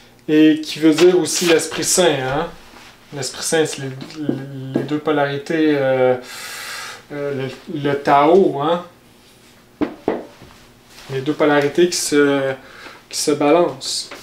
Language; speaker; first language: French; native; French